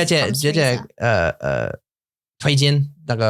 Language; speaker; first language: Chinese; non-native, learner; English